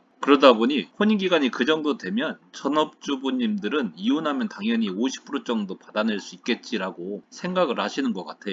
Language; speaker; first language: Korean; native; Korean